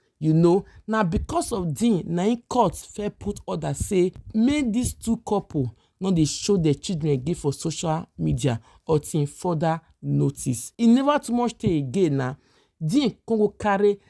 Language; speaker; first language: Nigerian Pidgin; native; Nigerian Pidgin